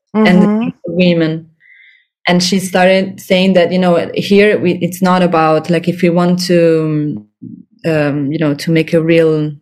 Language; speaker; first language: English; non-native, fluent; Italian